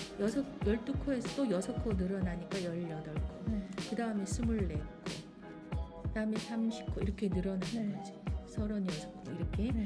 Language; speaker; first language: Korean; native; Korean